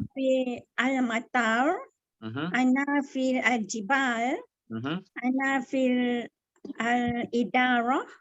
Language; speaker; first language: Arabic; non-native, learner; Malay